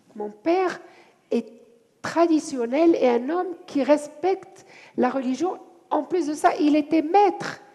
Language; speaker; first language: French; non-native, local second language; Arabic